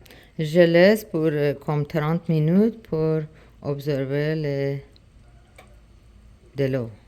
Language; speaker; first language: French; non-native, learner; Persian